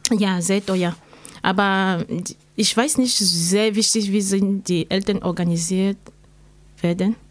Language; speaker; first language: German; non-native, learner; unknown